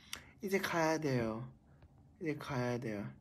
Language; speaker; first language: Korean; non-native, fluent; Thai